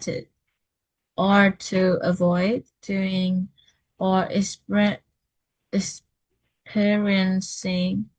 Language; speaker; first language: English; non-native, learner; Vietnamese